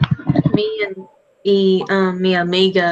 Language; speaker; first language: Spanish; non-native, learner; English